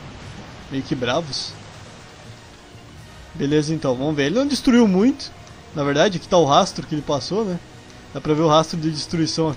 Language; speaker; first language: Portuguese; native; Portuguese